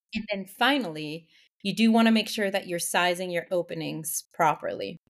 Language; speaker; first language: English; non-native, fluent; Spanish